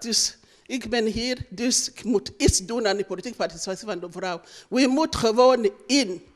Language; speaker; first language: Dutch; non-native, learner; Rundi